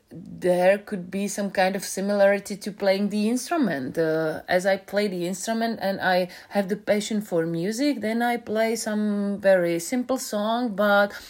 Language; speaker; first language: English; non-native, fluent; Czech